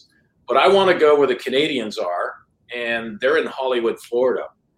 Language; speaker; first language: English; non-native, fluent; French